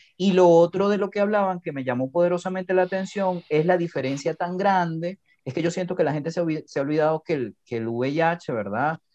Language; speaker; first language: Spanish; native; Spanish